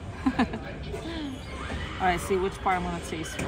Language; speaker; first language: English; non-native, fluent; Portuguese